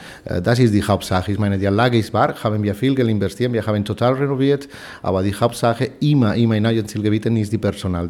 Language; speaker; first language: German; non-native, fluent; Spanish